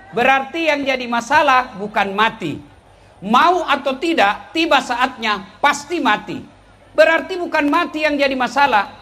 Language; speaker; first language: Indonesian; non-native, local second language; Buginese